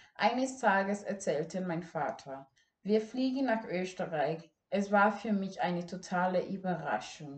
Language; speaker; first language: German; non-native, fluent; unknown